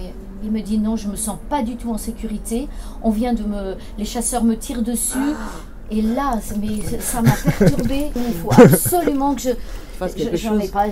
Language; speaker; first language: French; native; French